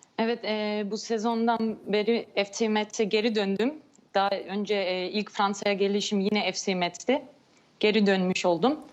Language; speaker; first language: Turkish; early bilingual, heritage; Turkish